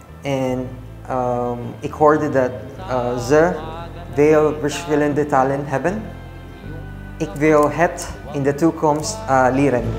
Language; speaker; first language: Dutch; non-native, learner; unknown